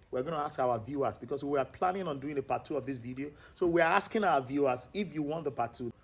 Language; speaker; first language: English; non-native, local second language; Yoruba